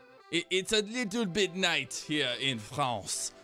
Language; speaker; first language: English; native; English